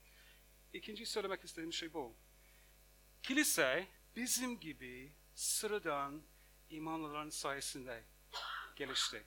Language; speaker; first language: Turkish; non-native, fluent; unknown